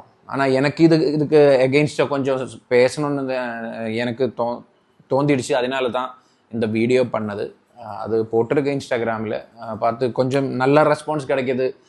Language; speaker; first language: Tamil; non-native, local second language; Malayalam